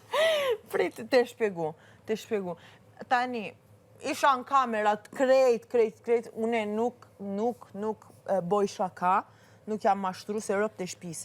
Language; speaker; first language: Albanian; early bilingual, heritage; Albanian